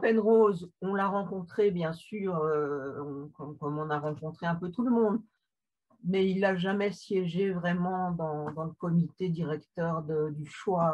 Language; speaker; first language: French; native; French